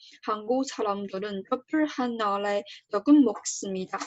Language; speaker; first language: Korean; non-native, learner; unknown